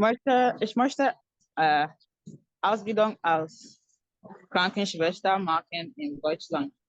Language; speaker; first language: German; non-native, learner; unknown